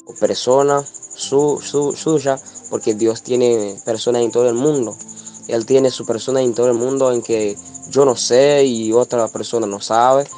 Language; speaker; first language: Spanish; non-native, learner; Haitian Creole